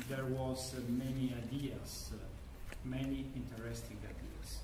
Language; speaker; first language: English; non-native, learner; Italian